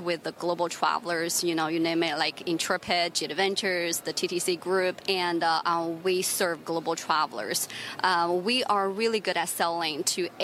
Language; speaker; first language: English; non-native, fluent; Chinese